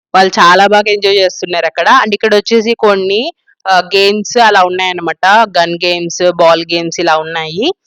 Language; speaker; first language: Telugu; non-native, local second language; Tamil